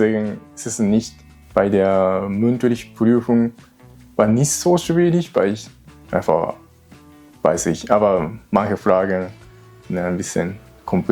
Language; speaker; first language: German; non-native, learner; Japanese